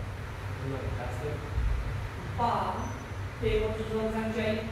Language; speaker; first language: Vietnamese; non-native, learner; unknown